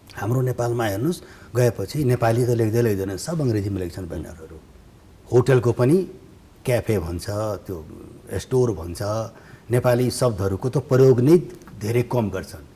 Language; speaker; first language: Nepali; non-native, local second language; Bhojpuri